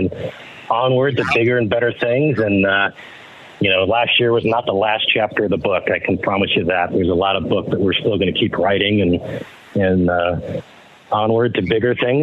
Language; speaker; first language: English; native; English